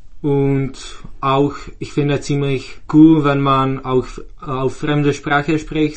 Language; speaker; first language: German; non-native, fluent; Czech